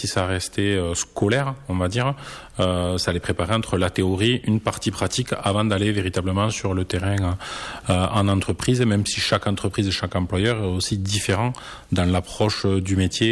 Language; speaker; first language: French; native; French